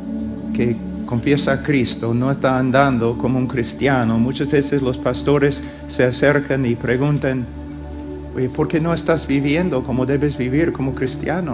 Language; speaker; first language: Spanish; non-native, fluent; English